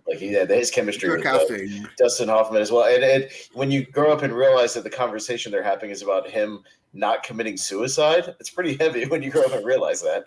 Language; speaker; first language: English; native; English